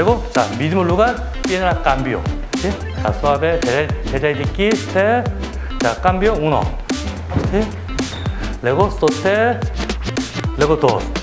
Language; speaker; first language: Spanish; non-native, learner; Korean